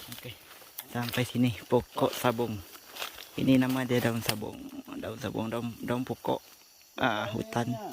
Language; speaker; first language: Malay; non-native, local second language; Iban